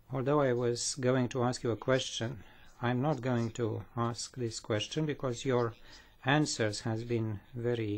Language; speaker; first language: English; non-native, fluent; Romanian